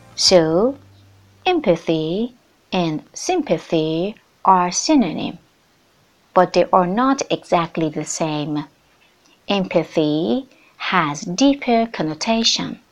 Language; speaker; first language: English; non-native, fluent; Persian